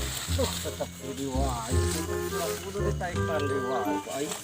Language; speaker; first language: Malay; non-native, local second language; Sundanese